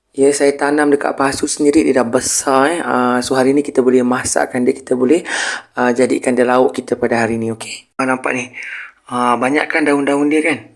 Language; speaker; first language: Malay; native; Malay